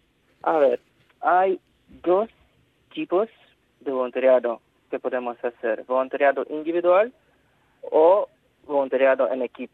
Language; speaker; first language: Spanish; non-native, fluent; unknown